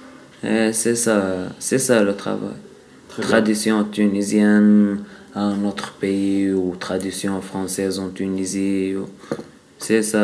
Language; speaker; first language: French; non-native, learner; Arabic